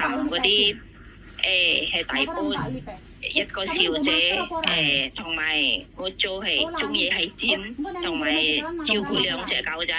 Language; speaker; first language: Cantonese; non-native, learner; Indonesian